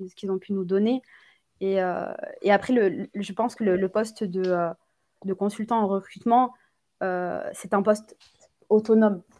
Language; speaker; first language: French; native; French